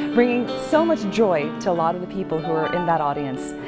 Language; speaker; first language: English; native; English